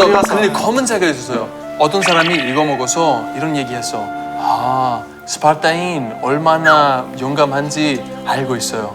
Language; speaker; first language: Korean; non-native, learner; Greek